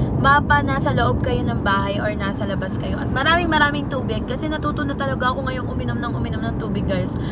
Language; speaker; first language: Filipino; non-native, local second language; Waray